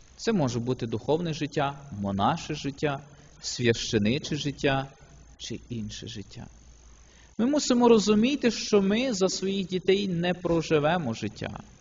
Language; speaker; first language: Ukrainian; native; Ukrainian